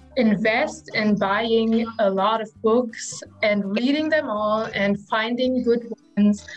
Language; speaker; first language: English; non-native, fluent; German